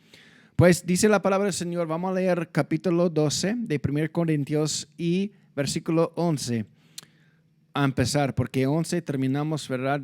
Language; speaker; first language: Spanish; non-native, fluent; English